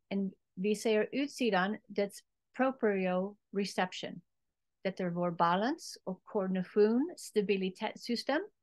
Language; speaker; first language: Swedish; non-native, learner; English